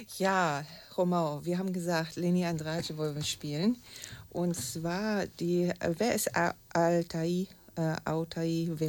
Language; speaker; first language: German; native; German